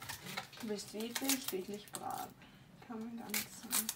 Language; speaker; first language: German; native; German